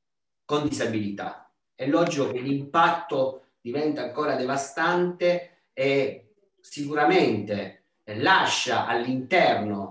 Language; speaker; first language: Italian; native; Italian